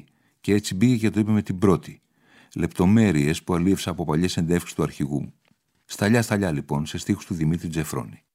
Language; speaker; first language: Greek; native; Greek